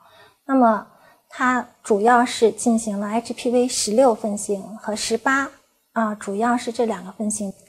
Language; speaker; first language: Chinese; native; Chinese